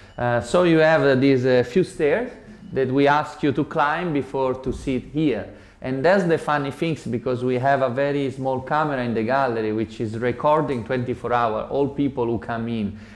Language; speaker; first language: English; non-native, learner; Italian